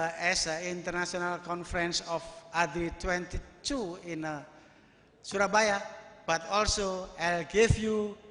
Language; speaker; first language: English; non-native, learner; Indonesian